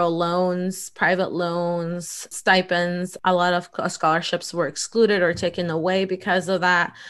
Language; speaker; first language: English; early bilingual, other home language; Spanish